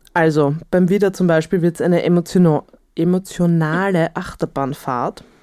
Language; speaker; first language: German; native; German